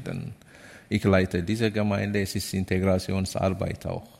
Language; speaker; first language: German; non-native, learner; Amharic